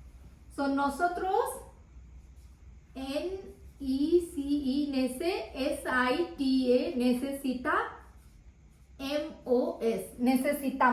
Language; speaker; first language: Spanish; non-native, fluent; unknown